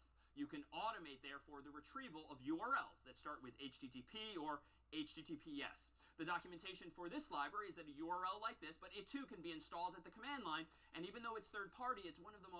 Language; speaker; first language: English; native; English